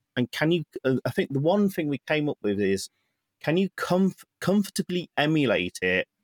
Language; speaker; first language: English; native; English